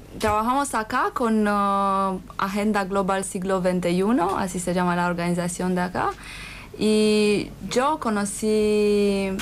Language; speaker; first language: Spanish; non-native, fluent; Romanian